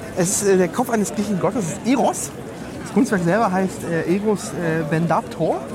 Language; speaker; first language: German; early bilingual, other home language; Polish